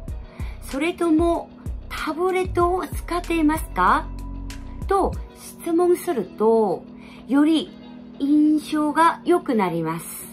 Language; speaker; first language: Japanese; non-native, fluent; Korean